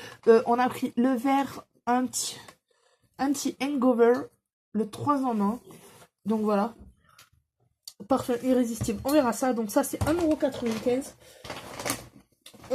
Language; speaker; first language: French; native; French